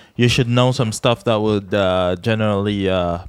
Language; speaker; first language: English; non-native, fluent; Czech